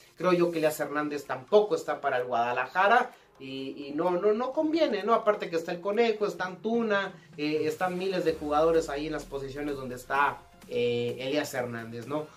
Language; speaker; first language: Spanish; native; Spanish